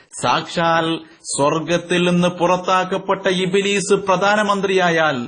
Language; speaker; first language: Malayalam; native; Malayalam